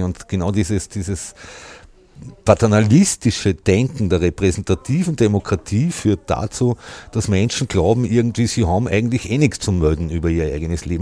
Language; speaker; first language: German; native; German